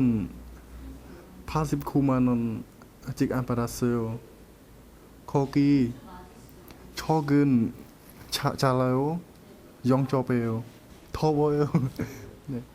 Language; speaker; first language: Korean; non-native, learner; Khmer